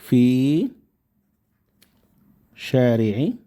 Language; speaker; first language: Arabic; non-native, fluent; Indonesian